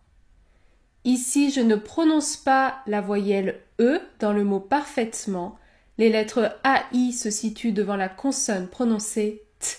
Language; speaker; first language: French; native; French